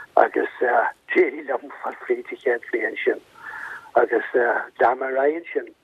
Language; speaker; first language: Irish; native; Irish